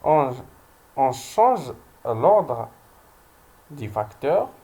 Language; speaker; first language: French; non-native, local second language; Arabic